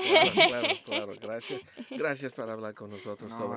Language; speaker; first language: Spanish; early bilingual, heritage; Spanish